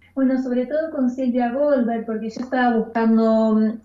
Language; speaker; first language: Spanish; native; Spanish